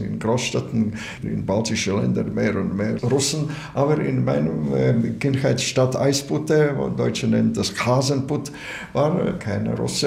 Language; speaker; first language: German; non-native, fluent; Latvian